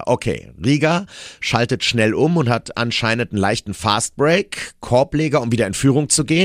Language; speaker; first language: German; native; German